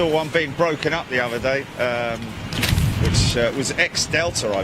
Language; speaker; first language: English; native; English